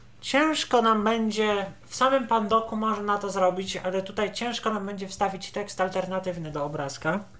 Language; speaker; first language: Polish; native; Polish